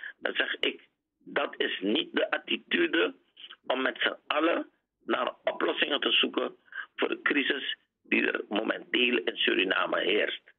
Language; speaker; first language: Dutch; native; Dutch